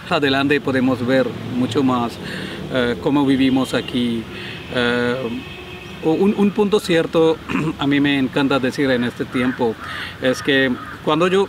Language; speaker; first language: Spanish; non-native, learner; Malayalam